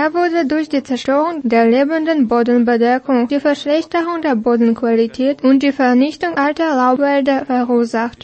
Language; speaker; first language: German; non-native, fluent; Russian